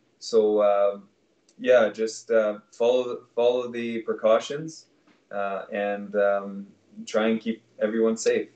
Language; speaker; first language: English; native; English